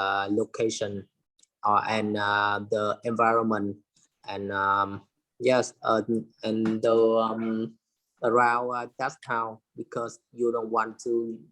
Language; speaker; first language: English; non-native, learner; Vietnamese